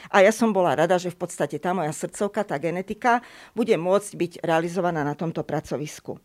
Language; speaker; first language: Slovak; native; Slovak